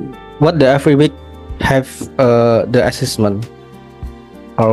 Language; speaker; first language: English; non-native, learner; Indonesian